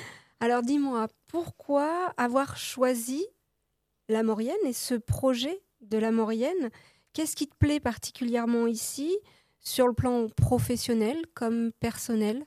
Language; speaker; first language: French; native; French